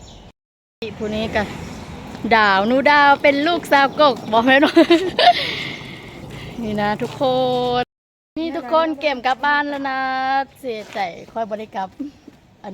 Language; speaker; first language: Thai; non-native, local second language; Lao